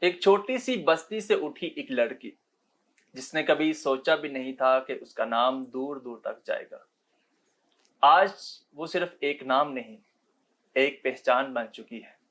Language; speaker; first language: Urdu; non-native, local second language; Punjabi